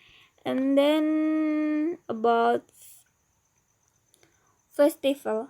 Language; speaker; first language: English; non-native, learner; Indonesian